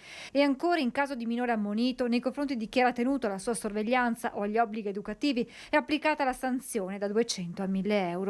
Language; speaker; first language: Italian; native; Italian